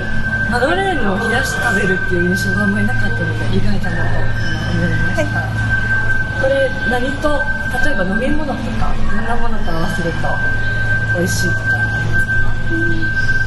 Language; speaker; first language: Japanese; native; Japanese